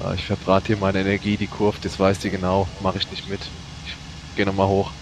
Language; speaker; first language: German; native; German